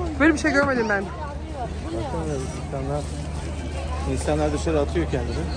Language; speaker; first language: Turkish; early bilingual, heritage; Turkish